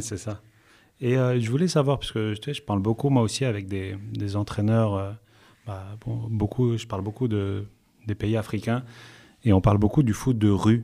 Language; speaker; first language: French; native; French